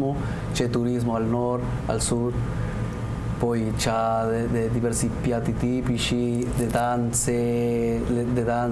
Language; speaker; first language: Italian; non-native, learner; Spanish